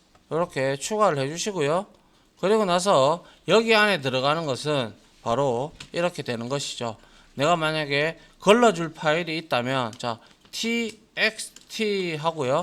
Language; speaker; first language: Korean; native; Korean